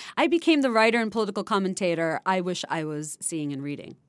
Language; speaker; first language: English; non-native, local second language; Bangla